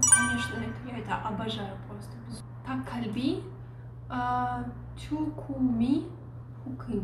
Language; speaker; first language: Russian; native; Russian